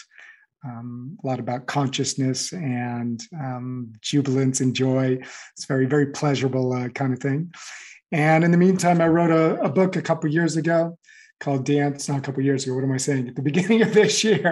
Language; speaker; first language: English; native; English